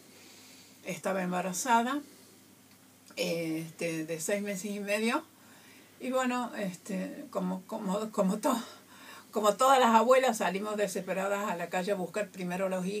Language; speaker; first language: Spanish; native; Spanish